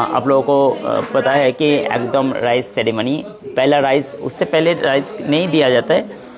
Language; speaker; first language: Hindi; non-native, local second language; Bangla